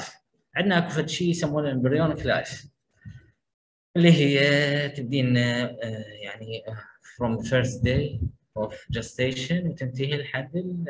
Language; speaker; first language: Arabic; native; Arabic